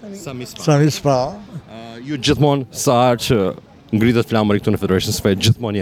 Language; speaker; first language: Albanian; native; Albanian